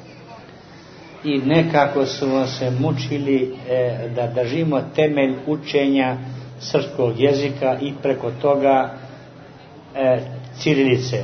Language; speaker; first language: Serbian; early bilingual, heritage; Serbian